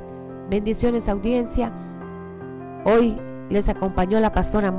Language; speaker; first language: Spanish; native; Spanish